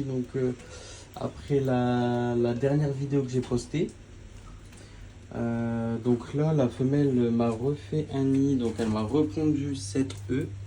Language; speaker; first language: French; native; French